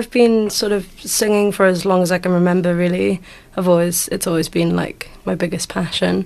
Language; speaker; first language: English; native; English